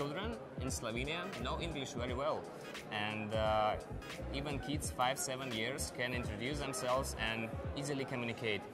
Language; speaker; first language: English; non-native, fluent; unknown